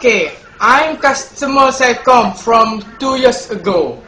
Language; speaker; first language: English; non-native, learner; Malay